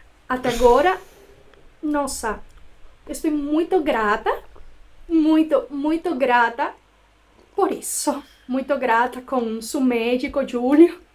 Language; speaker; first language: Portuguese; non-native, fluent; Spanish